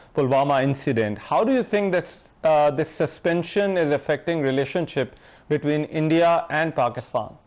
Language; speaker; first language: English; non-native, local second language; Urdu